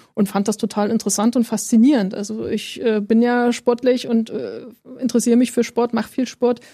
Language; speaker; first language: German; native; German